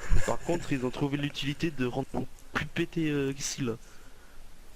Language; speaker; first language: French; native; French